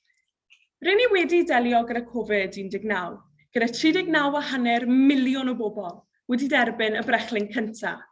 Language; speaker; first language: Welsh; native; Welsh